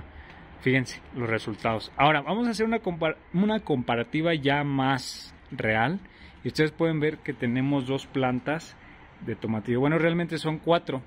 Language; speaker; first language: Spanish; native; Spanish